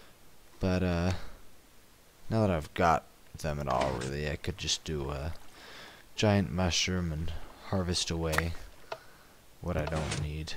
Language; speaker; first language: English; native; English